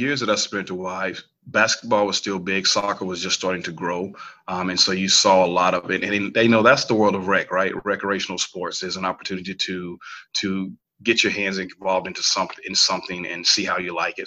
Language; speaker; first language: English; native; English